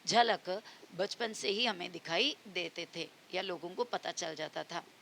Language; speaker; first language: Hindi; non-native, local second language; Marathi